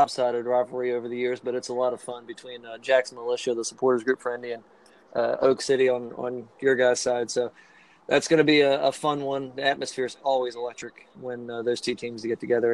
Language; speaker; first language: English; native; English